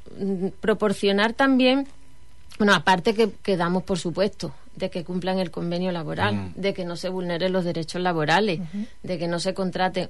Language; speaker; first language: Spanish; native; Spanish